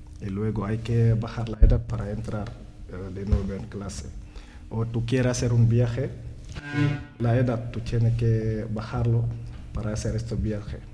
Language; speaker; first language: Spanish; non-native, learner; Wolof